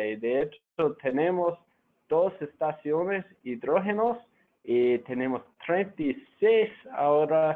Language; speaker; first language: Spanish; non-native, fluent; English